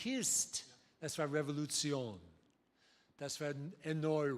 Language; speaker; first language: German; non-native, learner; English